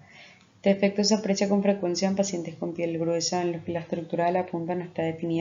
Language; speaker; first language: Spanish; native; Spanish